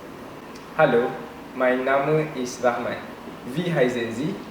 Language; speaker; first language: German; non-native, learner; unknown